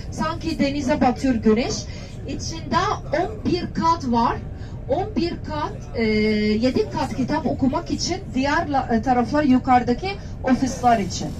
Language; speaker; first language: Turkish; non-native, learner; Arabic